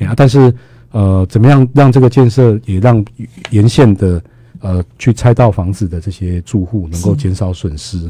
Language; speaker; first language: Chinese; native; Chinese